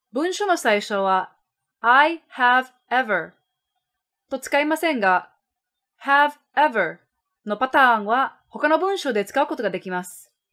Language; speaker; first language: Japanese; native; Japanese